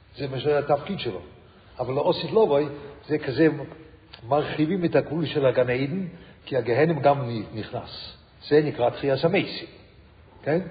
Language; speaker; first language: Hebrew; non-native, fluent; English